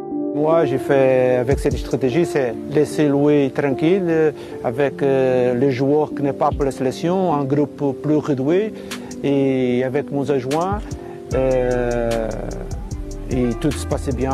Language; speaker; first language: French; non-native, learner; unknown